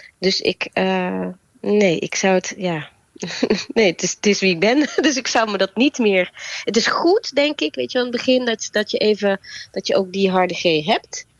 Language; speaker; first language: Dutch; native; Dutch